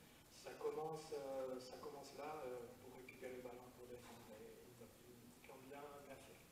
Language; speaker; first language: French; native; French